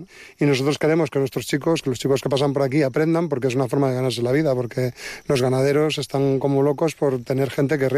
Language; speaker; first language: Spanish; native; Spanish